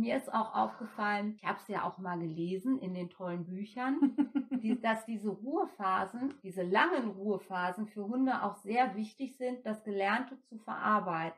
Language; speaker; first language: German; native; German